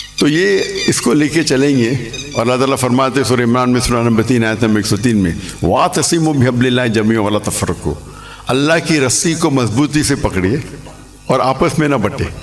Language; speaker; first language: Urdu; non-native, local second language; English